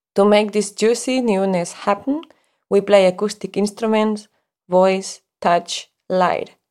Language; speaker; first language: German; non-native, fluent; Spanish